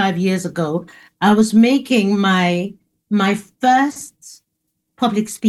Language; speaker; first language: English; non-native, local second language; Igbo